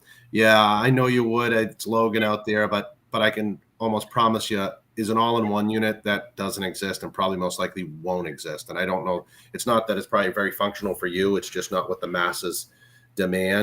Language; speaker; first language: English; native; English